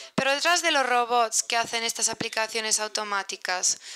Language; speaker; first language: Spanish; non-native, fluent; Persian